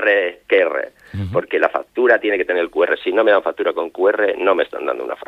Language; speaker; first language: Spanish; native; Spanish